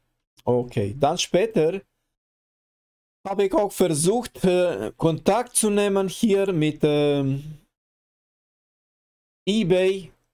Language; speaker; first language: German; non-native, learner; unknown